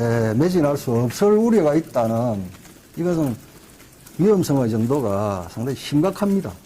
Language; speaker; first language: Korean; native; Korean